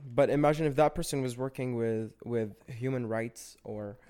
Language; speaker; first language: English; non-native, fluent; Arabic